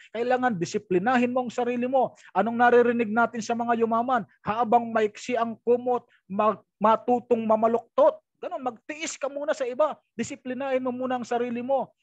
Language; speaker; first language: Filipino; native; Filipino